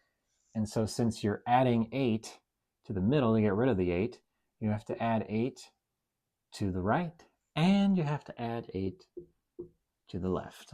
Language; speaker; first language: English; native; English